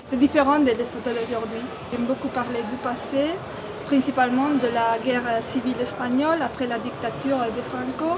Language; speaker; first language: French; non-native, fluent; Spanish